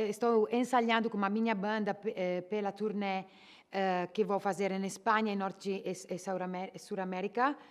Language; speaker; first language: Portuguese; non-native, learner; Italian